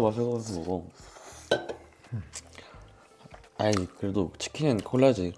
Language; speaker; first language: Korean; native; Korean